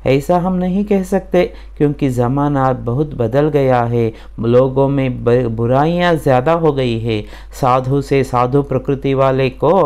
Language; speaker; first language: Hindi; non-native, local second language; Kannada